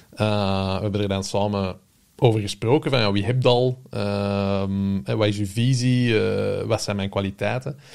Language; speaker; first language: Dutch; native; Dutch